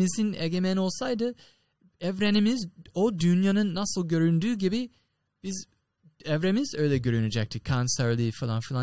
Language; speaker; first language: Turkish; non-native, fluent; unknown